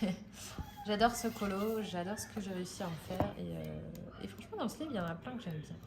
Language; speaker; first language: French; native; French